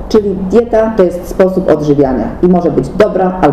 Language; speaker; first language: Polish; native; Polish